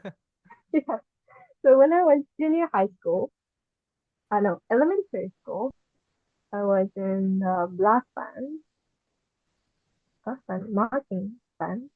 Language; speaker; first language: English; non-native, learner; Japanese